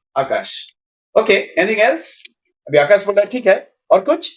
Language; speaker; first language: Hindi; non-native, local second language; Bangla